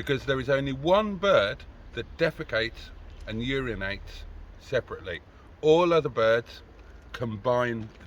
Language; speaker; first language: English; native; English